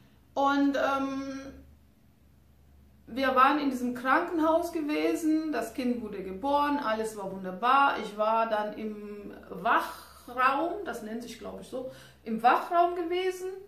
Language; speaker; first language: German; non-native, fluent; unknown